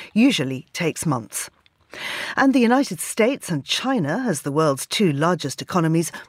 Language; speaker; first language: English; native; English